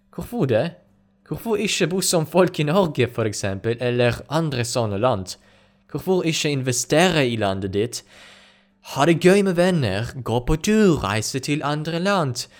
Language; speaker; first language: Norwegian; non-native, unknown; Ukrainian